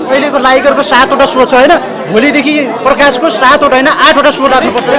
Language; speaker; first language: Nepali; native; Nepali